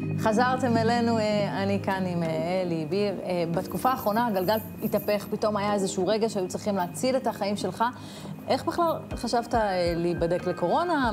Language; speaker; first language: Hebrew; native; Hebrew